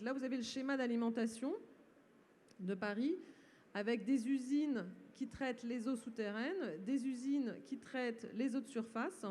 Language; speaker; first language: French; native; French